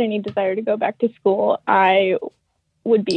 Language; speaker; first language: English; native; English